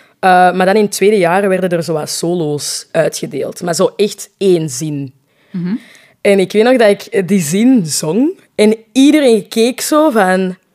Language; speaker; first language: Dutch; non-native, local second language; French